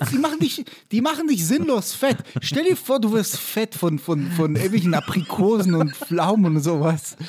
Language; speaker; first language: German; non-native, fluent; Hebrew